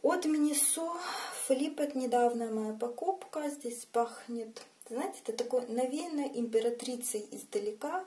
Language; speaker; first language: Russian; native; Russian